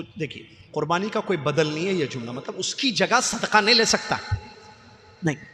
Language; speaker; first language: Urdu; native; Urdu